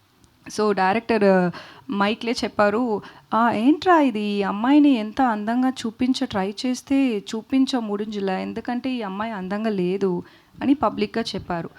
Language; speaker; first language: Telugu; non-native, learner; Tamil